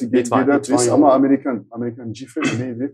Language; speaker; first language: Turkish; non-native, fluent; French